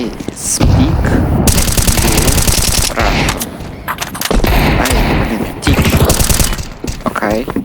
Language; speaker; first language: English; non-native, learner; Russian